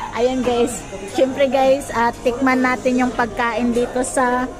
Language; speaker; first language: Filipino; non-native, local second language; Cebuano